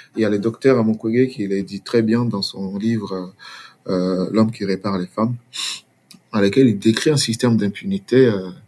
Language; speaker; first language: French; non-native, local second language; Swahili